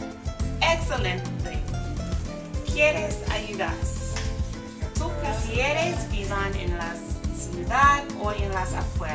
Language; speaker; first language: Spanish; non-native, learner; English